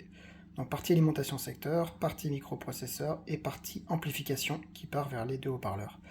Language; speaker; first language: French; native; French